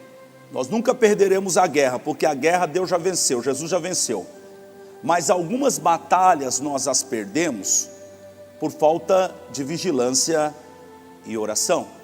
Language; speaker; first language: Portuguese; native; Portuguese